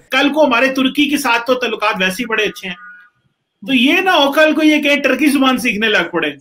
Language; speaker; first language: Urdu; non-native, local second language; Punjabi